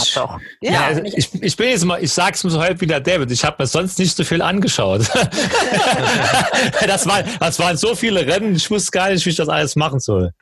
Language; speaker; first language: German; native; German